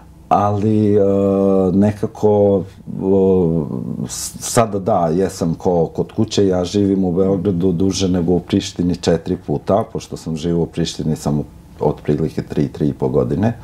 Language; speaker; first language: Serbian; non-native, local second language; Albanian